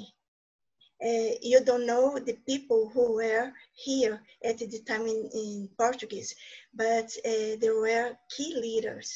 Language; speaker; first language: English; non-native, learner; Portuguese